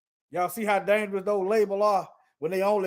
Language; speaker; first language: English; native; English